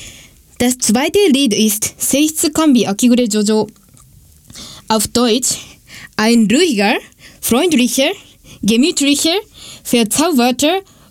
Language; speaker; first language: German; non-native, learner; Japanese